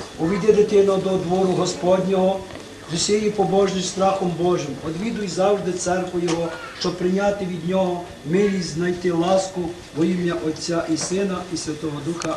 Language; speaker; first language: Ukrainian; native; Ukrainian